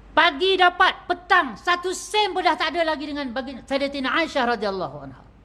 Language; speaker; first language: Malay; native; Malay